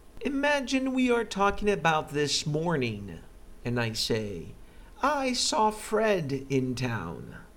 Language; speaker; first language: English; non-native, fluent; Portuguese